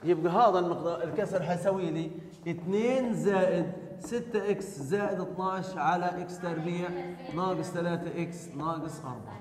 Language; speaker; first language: Arabic; native; Arabic